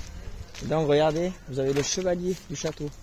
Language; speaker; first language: French; native; French